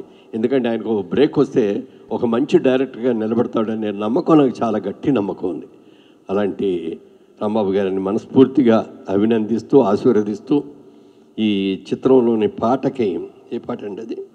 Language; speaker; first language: Telugu; native; Telugu